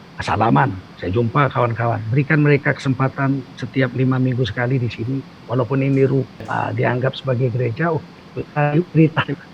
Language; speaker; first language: Indonesian; native; Indonesian